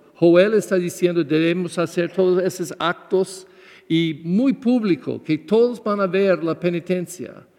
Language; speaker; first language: Spanish; non-native, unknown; English